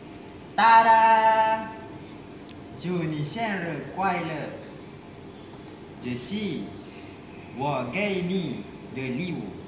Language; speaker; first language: Chinese; non-native, learner; Malay